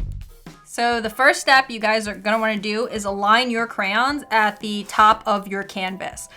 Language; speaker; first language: English; native; English